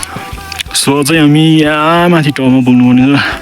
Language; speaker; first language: Nepali; native; Nepali